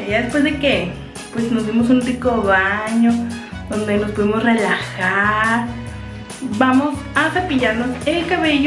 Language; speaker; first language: Spanish; native; Spanish